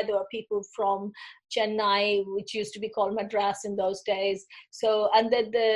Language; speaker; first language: English; non-native, local second language; Bangla